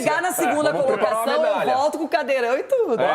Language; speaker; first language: Portuguese; native; Portuguese